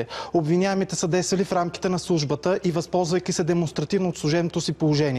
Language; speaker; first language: Bulgarian; native; Bulgarian